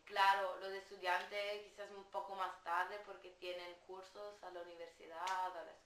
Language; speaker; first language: Spanish; non-native, fluent; Italian